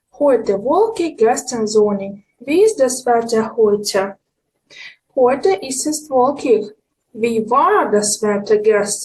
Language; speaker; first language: German; non-native, fluent; Ukrainian